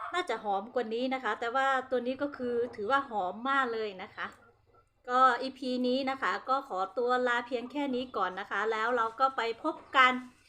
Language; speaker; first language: Thai; non-native, local second language; Hmong